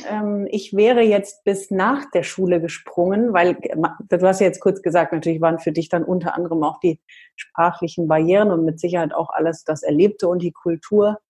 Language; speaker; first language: German; native; German